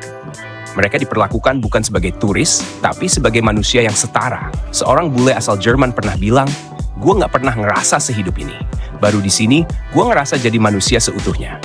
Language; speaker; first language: Indonesian; native; Indonesian